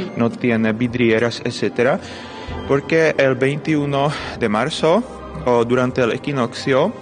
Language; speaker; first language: Spanish; non-native, fluent; Czech